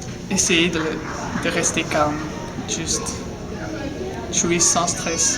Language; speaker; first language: French; non-native, local second language; Dutch